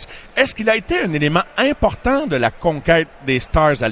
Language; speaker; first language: French; native; French